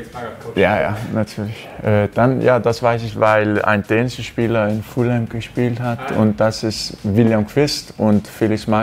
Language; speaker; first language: German; non-native, fluent; Danish